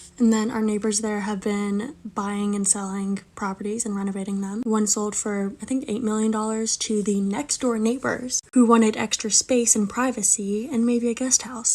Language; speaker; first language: English; native; English